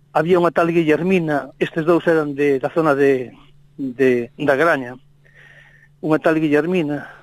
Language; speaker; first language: Galician; non-native, local second language; Spanish